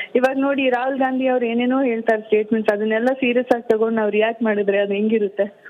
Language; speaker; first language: Kannada; non-native, local second language; Kodava